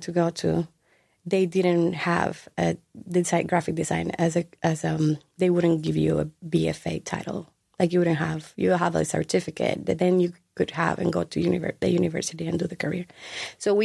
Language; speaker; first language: English; non-native, fluent; Spanish